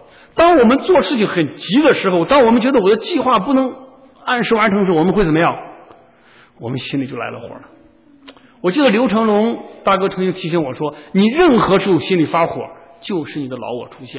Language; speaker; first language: Chinese; native; Chinese